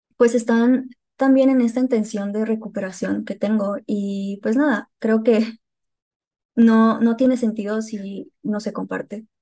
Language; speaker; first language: Spanish; native; Spanish